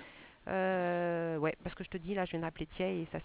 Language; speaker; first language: French; native; French